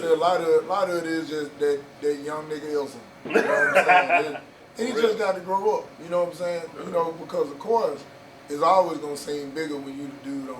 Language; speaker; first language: English; native; English